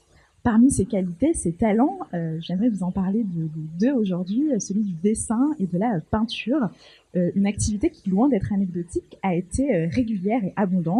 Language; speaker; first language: French; native; French